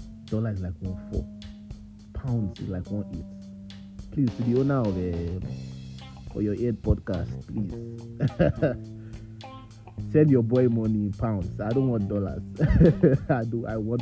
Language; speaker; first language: English; non-native, local second language; Yoruba